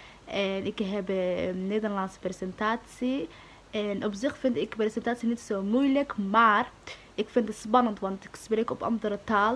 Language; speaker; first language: Dutch; non-native, learner; Somali